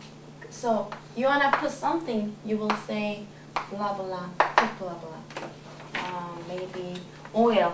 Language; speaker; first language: English; non-native, learner; Korean